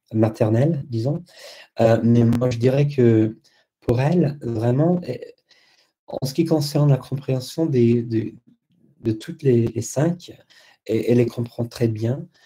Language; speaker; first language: French; non-native, fluent; English